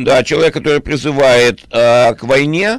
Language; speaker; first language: Russian; native; Russian